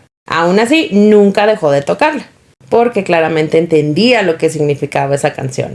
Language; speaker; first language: Spanish; native; Spanish